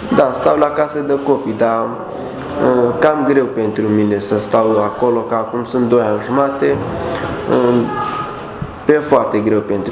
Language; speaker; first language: Romanian; non-native, learner; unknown